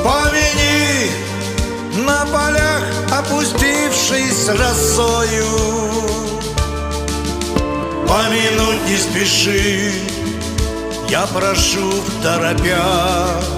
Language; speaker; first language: Russian; native; Russian